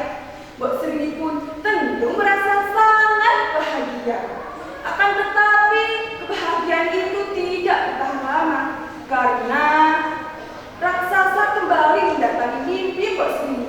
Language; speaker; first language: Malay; non-native, local second language; Javanese